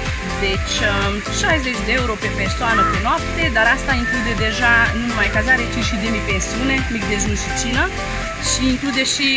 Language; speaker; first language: Romanian; non-native, fluent; Hungarian